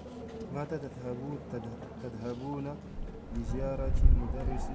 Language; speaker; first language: Arabic; non-native, learner; French